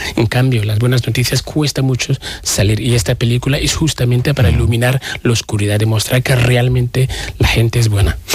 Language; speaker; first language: Spanish; non-native, fluent; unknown